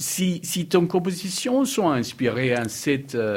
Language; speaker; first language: French; non-native, fluent; Spanish